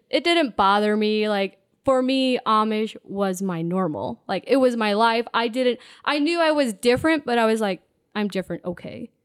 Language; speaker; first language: English; non-native, local second language; Pennsylvania German